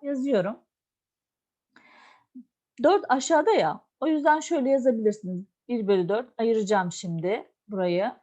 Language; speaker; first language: Turkish; native; Turkish